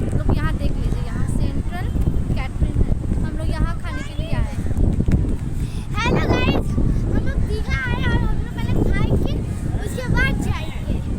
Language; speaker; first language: Hindi; native; Hindi